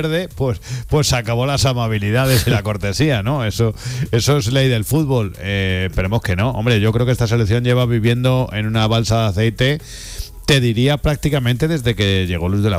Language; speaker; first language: Spanish; native; Spanish